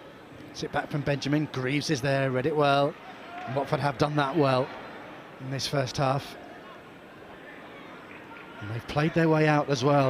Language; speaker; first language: English; native; English